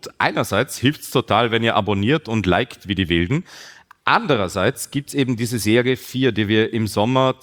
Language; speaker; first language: German; native; German